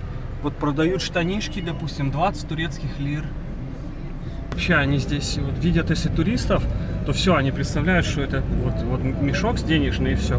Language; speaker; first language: Russian; native; Russian